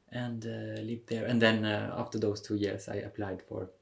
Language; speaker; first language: English; non-native, fluent; Swedish